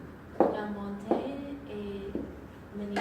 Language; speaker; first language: French; non-native, learner; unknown